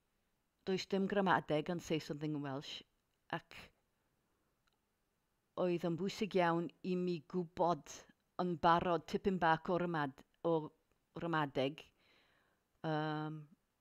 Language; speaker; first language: Welsh; non-native, learner; English